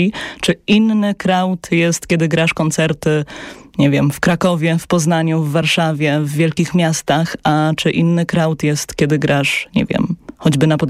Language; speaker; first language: Polish; native; Polish